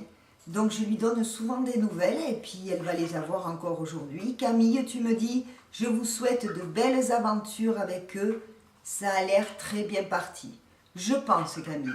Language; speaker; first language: French; native; French